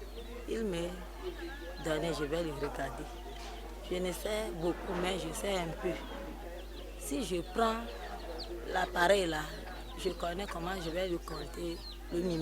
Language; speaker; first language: French; non-native, learner; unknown